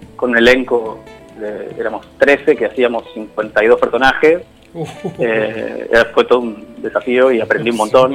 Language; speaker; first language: Spanish; native; Spanish